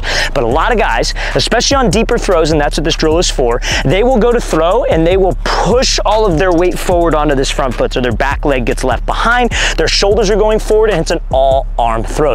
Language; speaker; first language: English; native; English